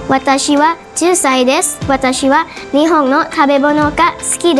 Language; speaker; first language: Japanese; non-native, learner; Thai